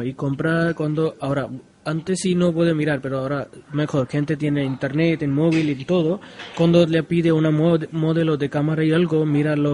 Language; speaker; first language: Spanish; non-native, learner; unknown